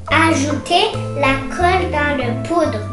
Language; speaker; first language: French; non-native, learner; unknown